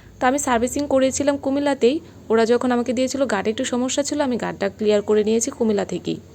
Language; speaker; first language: Bangla; native; Bangla